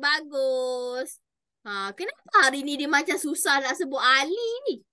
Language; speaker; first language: Malay; native; Malay